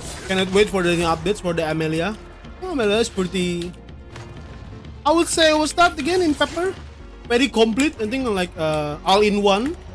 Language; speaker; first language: English; non-native, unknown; Indonesian